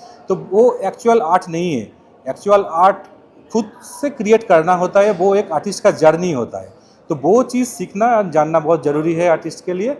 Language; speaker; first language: Hindi; native; Hindi